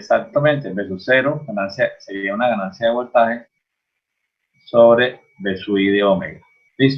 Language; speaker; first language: Spanish; native; Spanish